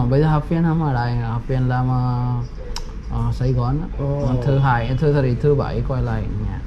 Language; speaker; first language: Vietnamese; non-native, learner; Kannada